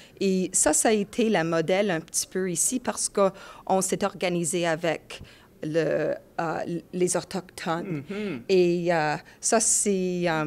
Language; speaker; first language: French; non-native, learner; English